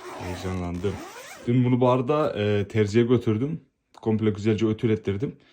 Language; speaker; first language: Turkish; early bilingual, heritage; Turkish